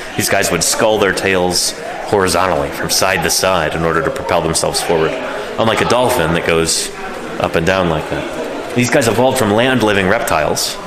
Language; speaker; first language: English; native; English